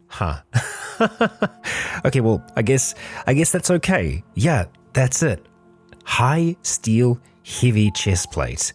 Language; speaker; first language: English; native; English